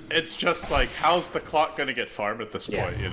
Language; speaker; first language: English; native; English